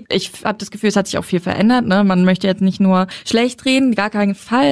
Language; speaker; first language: German; native; German